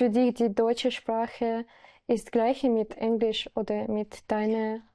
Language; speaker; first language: German; non-native, learner; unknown